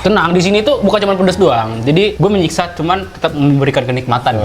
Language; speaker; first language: Indonesian; native; Indonesian